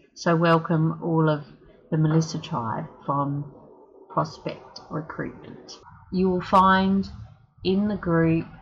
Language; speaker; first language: English; native; English